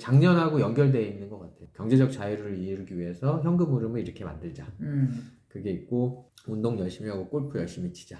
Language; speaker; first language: Korean; native; Korean